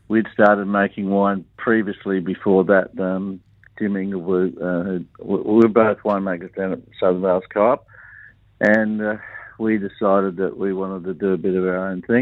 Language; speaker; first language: English; native; English